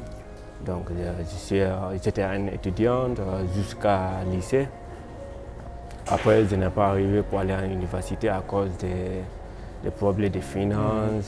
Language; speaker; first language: French; non-native, learner; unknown